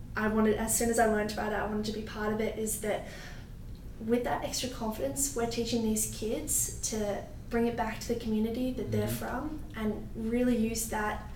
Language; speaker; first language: English; native; English